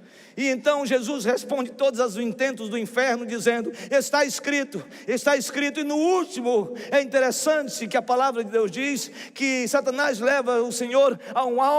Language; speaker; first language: Portuguese; native; Portuguese